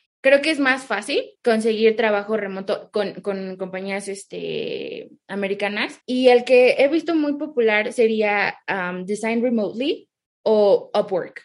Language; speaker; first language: Spanish; early bilingual, heritage; Spanish